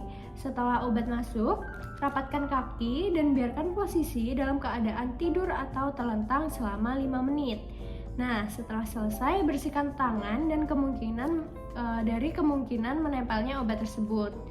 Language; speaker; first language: Indonesian; native; Indonesian